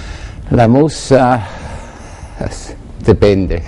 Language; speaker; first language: Spanish; non-native, learner; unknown